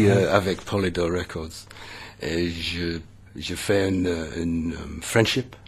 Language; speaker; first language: French; non-native, learner; English